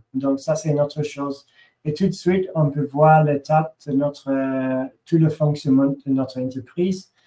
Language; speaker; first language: French; non-native, learner; English